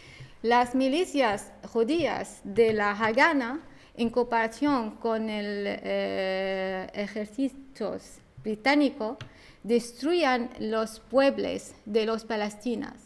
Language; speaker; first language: Spanish; non-native, learner; Arabic